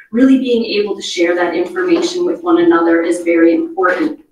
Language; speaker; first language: English; native; English